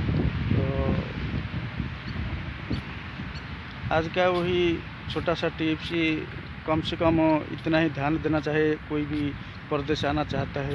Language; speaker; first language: Hindi; non-native, local second language; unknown